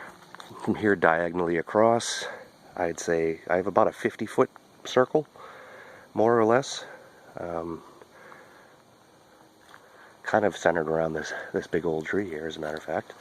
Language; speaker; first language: English; native; English